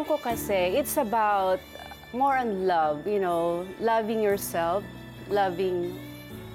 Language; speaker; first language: Filipino; native; Filipino